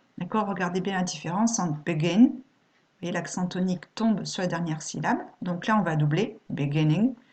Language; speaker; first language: French; native; French